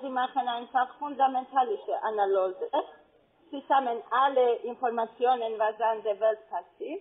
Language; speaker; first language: German; non-native, fluent; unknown